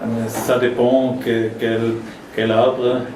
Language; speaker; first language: French; non-native, learner; German